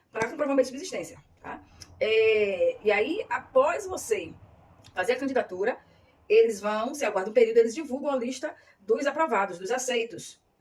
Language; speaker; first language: Portuguese; native; Portuguese